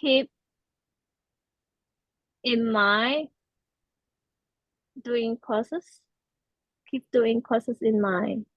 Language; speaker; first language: English; non-native, learner; Vietnamese